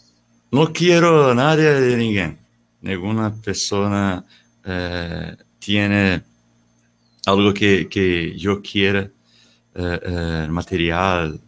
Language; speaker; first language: Spanish; non-native, learner; Portuguese